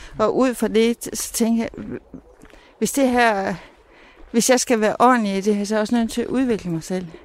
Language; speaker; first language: Danish; native; Danish